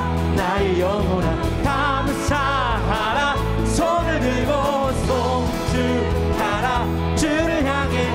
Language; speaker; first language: Korean; native; Korean